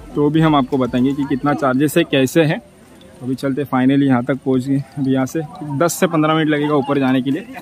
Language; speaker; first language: Hindi; non-native, local second language; Marathi